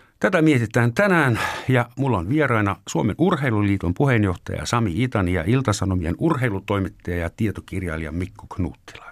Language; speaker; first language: Finnish; native; Finnish